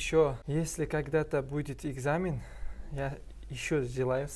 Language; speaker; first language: Russian; non-native, local second language; Uzbek